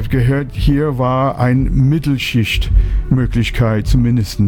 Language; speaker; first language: German; non-native, fluent; English